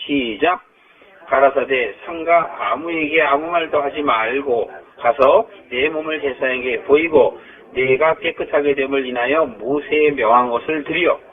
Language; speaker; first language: Korean; native; Korean